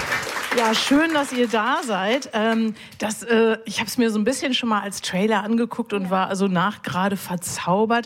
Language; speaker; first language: German; native; German